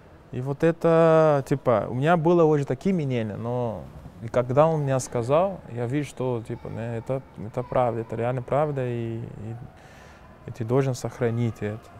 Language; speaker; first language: Russian; non-native, fluent; Portuguese